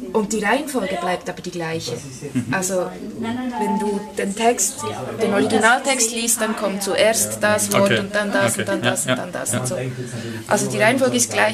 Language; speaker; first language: German; non-native, fluent; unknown